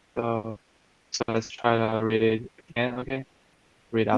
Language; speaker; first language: English; non-native, fluent; Chinese